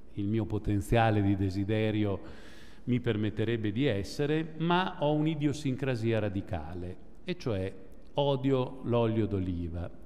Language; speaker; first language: Italian; native; Italian